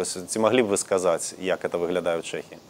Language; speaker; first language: Belarusian; native; Belarusian